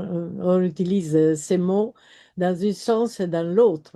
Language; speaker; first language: French; non-native, fluent; Italian